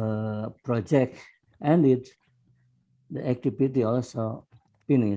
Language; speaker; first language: English; non-native, fluent; Indonesian